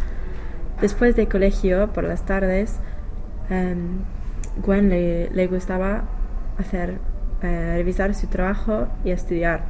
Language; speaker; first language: Spanish; non-native, learner; English